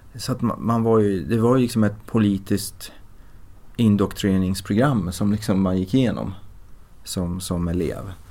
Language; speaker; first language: Swedish; early bilingual, other home language; Persian